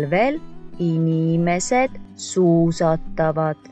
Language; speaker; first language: Estonian; non-native, local second language; Russian